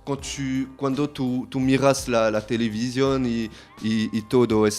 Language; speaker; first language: Spanish; non-native, learner; French